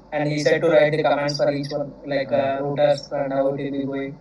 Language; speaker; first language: English; non-native, local second language; Telugu